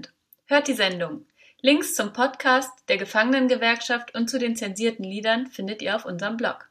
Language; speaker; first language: German; native; German